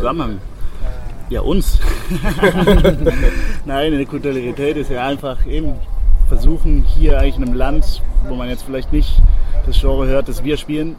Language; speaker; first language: German; native; German